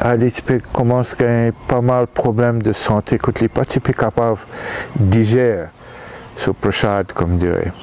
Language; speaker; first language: French; non-native, local second language; Morisyen